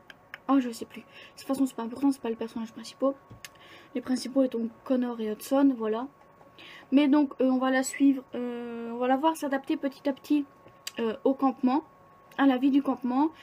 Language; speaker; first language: French; native; French